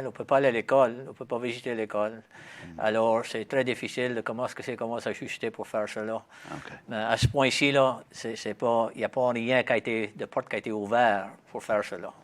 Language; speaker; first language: French; native; French